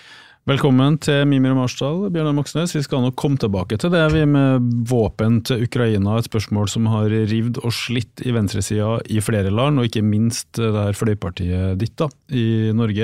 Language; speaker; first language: Norwegian; native; Norwegian